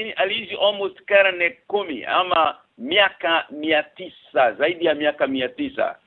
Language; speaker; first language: Swahili; non-native, local second language; Kikuyu